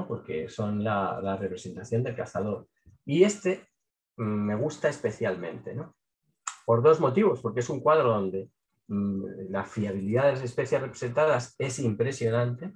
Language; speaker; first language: Spanish; native; Spanish